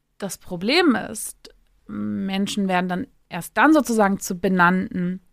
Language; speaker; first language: German; early bilingual, other home language; Turkish